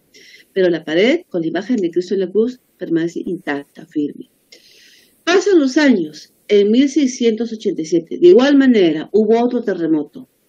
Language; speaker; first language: Spanish; native; Spanish